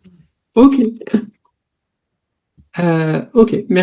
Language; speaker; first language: French; native; French